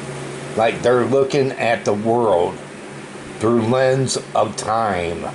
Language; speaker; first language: English; native; English